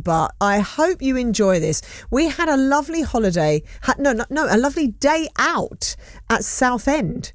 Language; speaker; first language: English; native; English